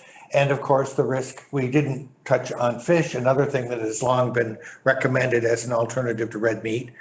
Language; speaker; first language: English; native; English